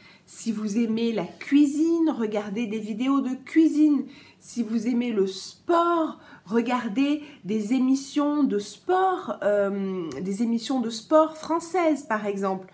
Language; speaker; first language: French; native; French